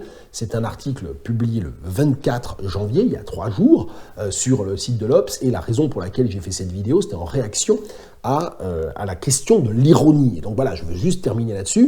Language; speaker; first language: French; native; French